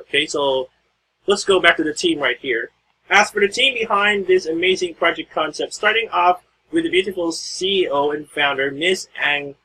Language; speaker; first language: English; non-native, local second language; Filipino